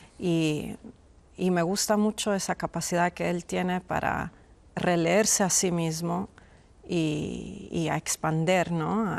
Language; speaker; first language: Spanish; non-native, fluent; Persian